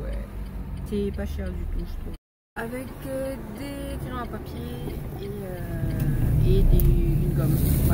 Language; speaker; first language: French; native; French